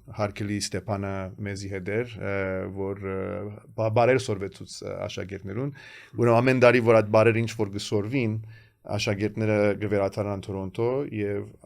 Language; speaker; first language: Armenian; early bilingual, heritage; Armenian